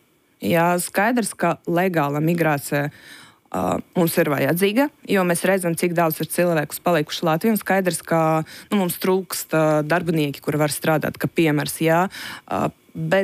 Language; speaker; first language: Latvian; non-native, local second language; Russian